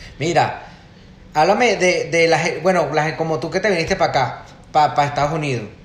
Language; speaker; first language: Spanish; native; Spanish